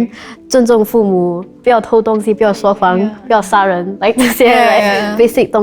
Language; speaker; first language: Chinese; non-native, local second language; English